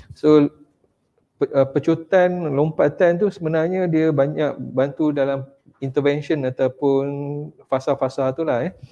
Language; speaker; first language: Malay; native; Malay